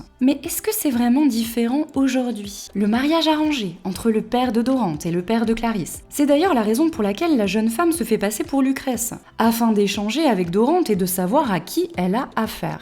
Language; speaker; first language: French; native; French